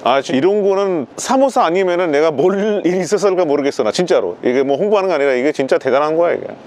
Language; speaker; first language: Korean; non-native, fluent; Hindi